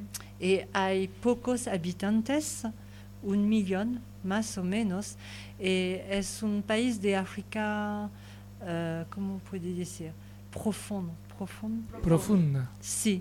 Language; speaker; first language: Spanish; non-native, learner; French